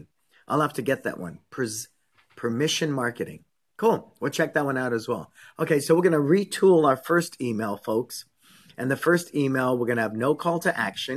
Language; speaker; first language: English; native; English